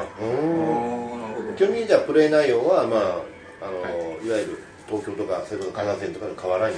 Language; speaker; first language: Japanese; native; Japanese